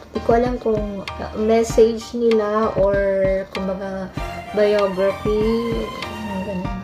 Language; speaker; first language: Filipino; native; Filipino